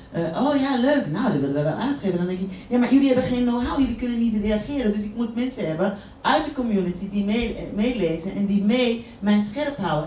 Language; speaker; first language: Dutch; native; Dutch